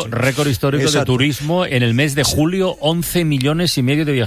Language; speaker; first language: Spanish; native; Spanish